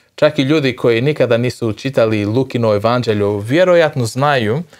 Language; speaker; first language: Croatian; non-native, fluent; Portuguese